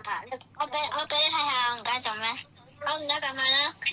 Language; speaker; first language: Chinese; native; Chinese